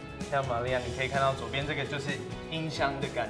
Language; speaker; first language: Chinese; native; Chinese